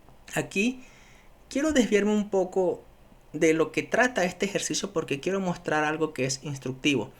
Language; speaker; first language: Spanish; native; Spanish